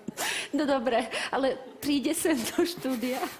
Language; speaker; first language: Slovak; native; Slovak